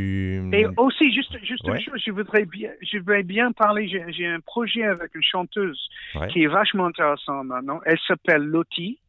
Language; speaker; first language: French; non-native, fluent; English